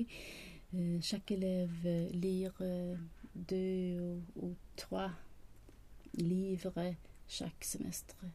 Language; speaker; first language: French; non-native, learner; Swedish